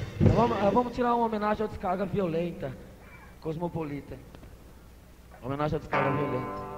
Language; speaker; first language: Portuguese; native; Portuguese